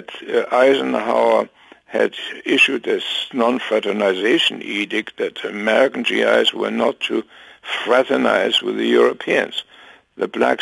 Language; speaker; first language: English; non-native, fluent; German